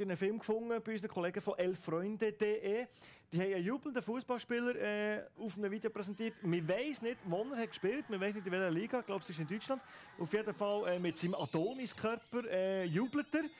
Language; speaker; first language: German; native; German